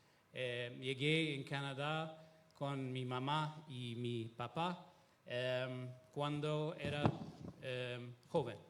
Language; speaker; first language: Spanish; non-native, fluent; Italian